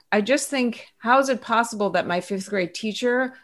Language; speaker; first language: English; early bilingual, other home language; Persian